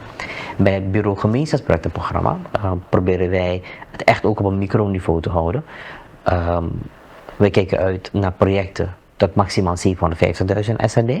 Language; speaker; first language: Dutch; native; Dutch